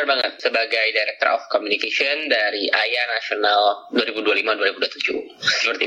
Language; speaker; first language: Indonesian; native; Indonesian